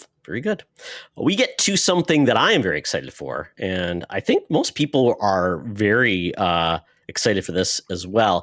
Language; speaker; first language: English; native; English